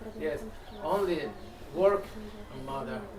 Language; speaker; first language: English; non-native, learner; Russian